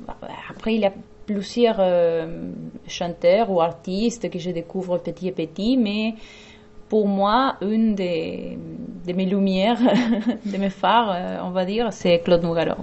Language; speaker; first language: French; non-native, fluent; Spanish